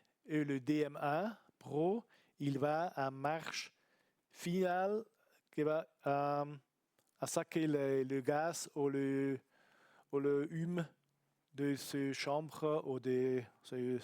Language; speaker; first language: French; non-native, learner; Italian